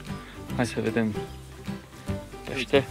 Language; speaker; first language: Romanian; early bilingual, heritage; Romanian